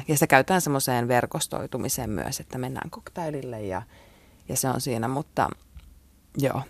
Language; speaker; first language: Finnish; native; Finnish